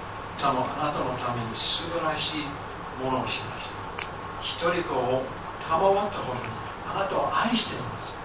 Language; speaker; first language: Japanese; non-native, fluent; English